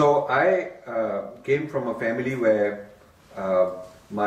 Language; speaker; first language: English; non-native, local second language; Hindi